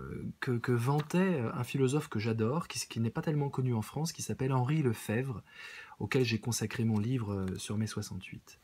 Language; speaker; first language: French; native; French